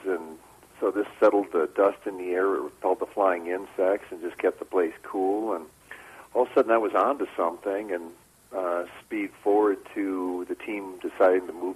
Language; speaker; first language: English; native; English